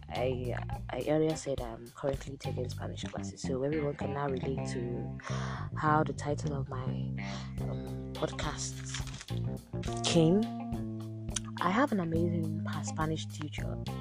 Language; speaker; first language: English; non-native, local second language; Igbo